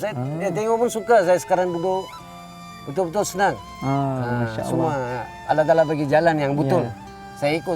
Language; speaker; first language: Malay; non-native, local second language; Tamil